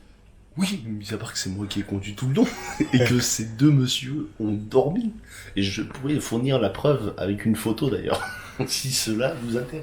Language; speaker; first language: French; native; French